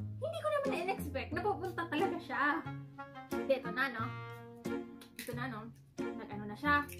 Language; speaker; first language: Filipino; non-native, local second language; Cebuano